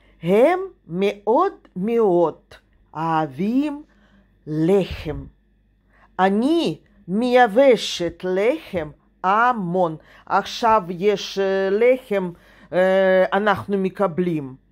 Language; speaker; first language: Hebrew; non-native, fluent; Russian